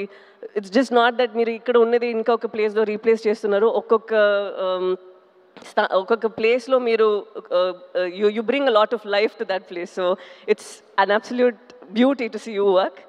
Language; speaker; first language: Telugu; non-native, fluent; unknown